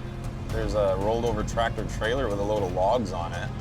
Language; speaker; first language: English; native; English